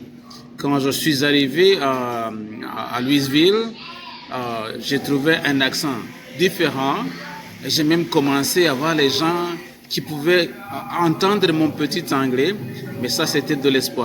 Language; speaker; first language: French; non-native, local second language; Kinyarwanda